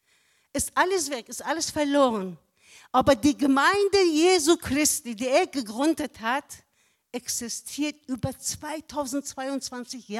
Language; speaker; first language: German; non-native, fluent; Persian